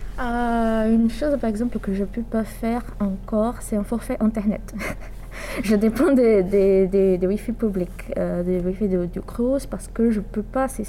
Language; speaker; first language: French; non-native, fluent; Portuguese